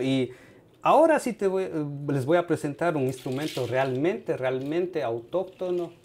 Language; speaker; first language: Spanish; native; Spanish